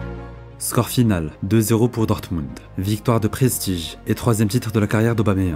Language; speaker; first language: French; native; French